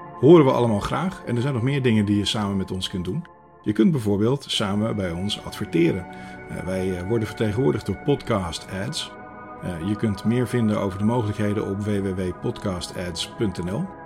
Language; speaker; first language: Dutch; native; Dutch